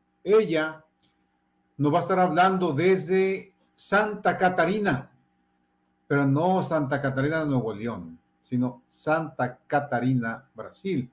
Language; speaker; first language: Spanish; native; Spanish